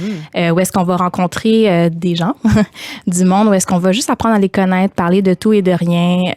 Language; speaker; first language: French; native; French